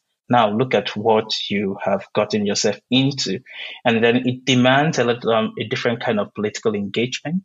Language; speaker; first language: English; non-native, local second language; Igbo